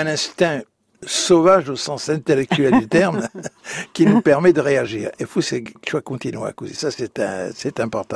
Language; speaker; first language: French; native; French